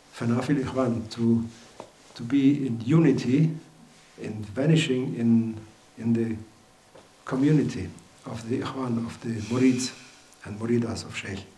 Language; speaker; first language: English; non-native, fluent; German